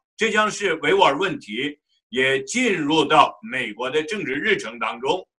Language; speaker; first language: Chinese; non-native, local second language; Uyghur